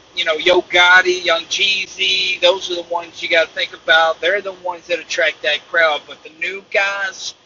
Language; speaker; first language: English; native; English